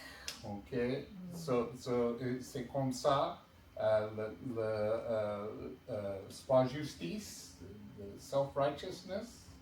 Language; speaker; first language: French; non-native, learner; English